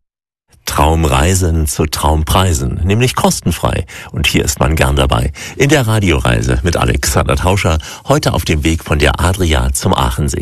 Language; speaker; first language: German; native; German